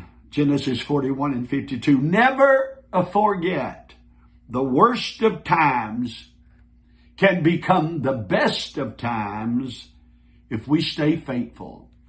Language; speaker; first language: English; native; English